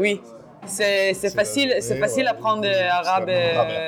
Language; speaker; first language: French; non-native, learner; Hebrew